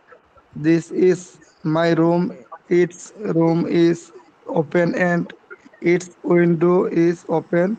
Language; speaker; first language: English; non-native, learner; Bangla